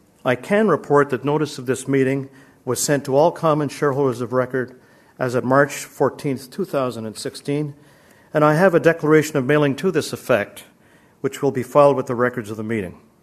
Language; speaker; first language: English; native; English